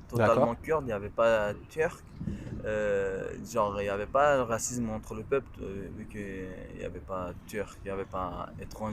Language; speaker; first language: French; non-native, local second language; Kurdish